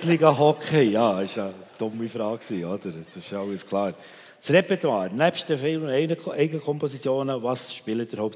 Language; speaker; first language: German; native; German